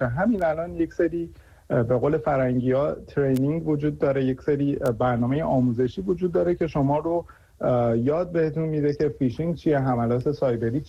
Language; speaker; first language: Persian; native; Persian